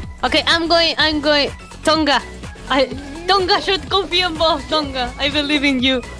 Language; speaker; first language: English; non-native, fluent; Spanish